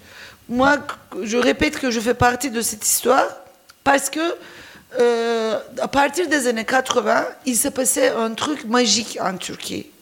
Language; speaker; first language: French; non-native, fluent; Turkish